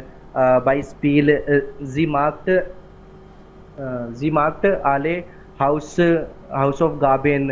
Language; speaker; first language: German; non-native, learner; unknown